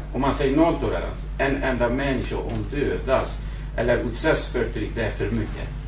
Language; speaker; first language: Swedish; non-native, fluent; Kurdish